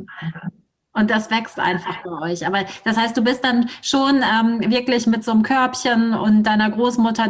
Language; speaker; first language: German; native; German